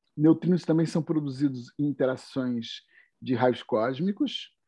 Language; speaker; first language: Portuguese; native; Portuguese